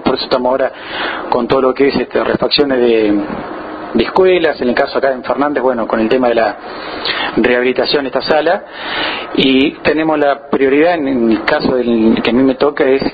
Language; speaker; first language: Spanish; native; Spanish